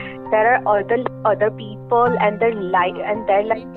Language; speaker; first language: English; non-native, local second language; Gujarati